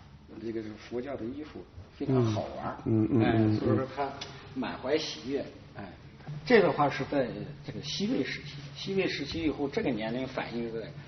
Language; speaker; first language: Chinese; native; Chinese